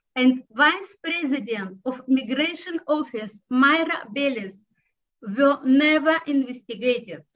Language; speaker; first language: English; non-native, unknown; Russian